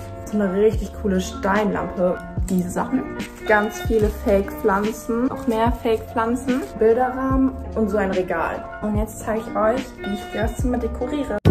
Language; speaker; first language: German; native; German